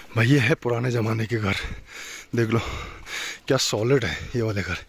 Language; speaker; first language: Hindi; native; Hindi